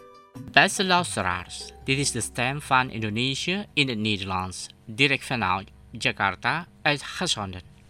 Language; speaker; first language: Dutch; non-native, fluent; Indonesian